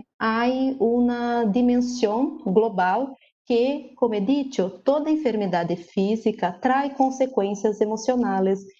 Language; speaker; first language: Spanish; non-native, learner; Portuguese